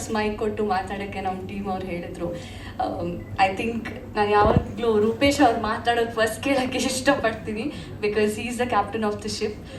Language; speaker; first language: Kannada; non-native, local second language; Tulu